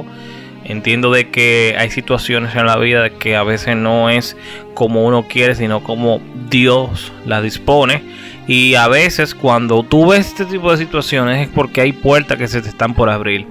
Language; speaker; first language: Spanish; native; Spanish